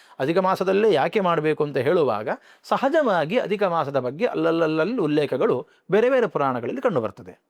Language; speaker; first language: Kannada; native; Kannada